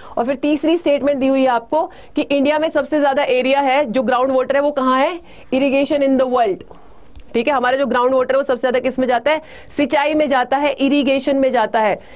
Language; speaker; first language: Hindi; native; Hindi